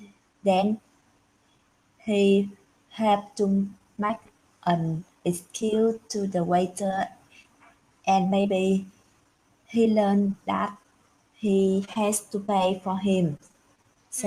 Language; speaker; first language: English; non-native, learner; Vietnamese